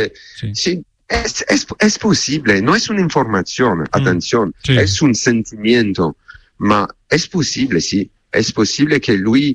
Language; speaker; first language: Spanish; non-native, learner; French